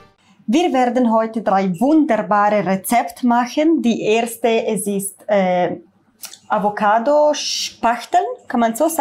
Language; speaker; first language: German; non-native, learner; Italian